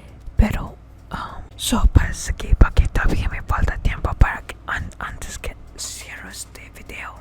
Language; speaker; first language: Spanish; early bilingual, heritage; English